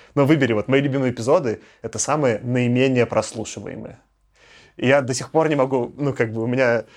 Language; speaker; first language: Russian; native; Russian